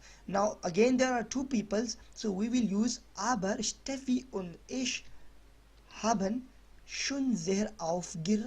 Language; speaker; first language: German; non-native, learner; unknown